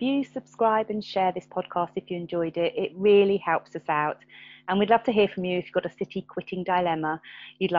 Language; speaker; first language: English; native; English